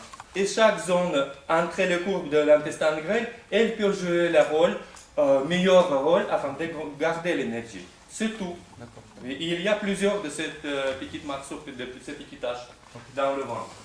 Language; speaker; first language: French; non-native, fluent; Russian